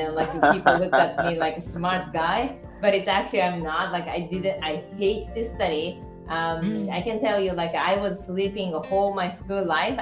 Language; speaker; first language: English; non-native, fluent; Japanese